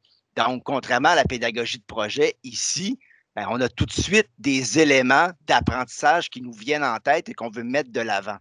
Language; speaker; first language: French; native; French